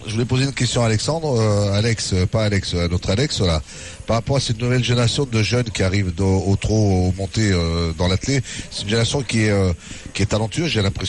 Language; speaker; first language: French; native; French